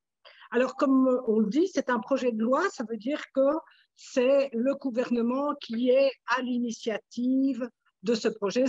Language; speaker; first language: French; native; French